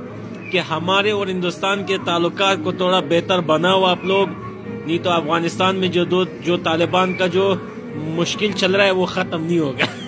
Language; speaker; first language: Hindi; non-native, fluent; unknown